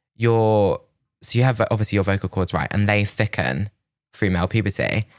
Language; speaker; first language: English; native; English